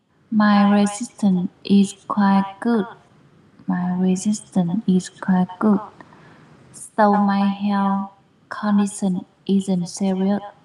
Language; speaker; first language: English; non-native, learner; Vietnamese